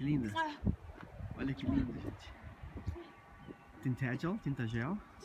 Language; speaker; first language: Portuguese; native; Portuguese